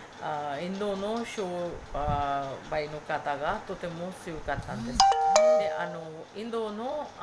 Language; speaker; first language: Japanese; non-native, fluent; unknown